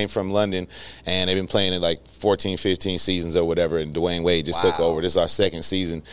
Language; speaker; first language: English; native; English